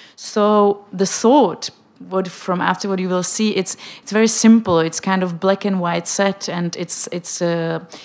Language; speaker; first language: English; non-native, fluent; Czech